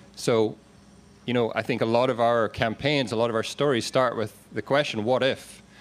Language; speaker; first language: English; native; English